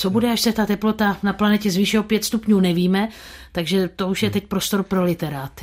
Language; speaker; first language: Czech; native; Czech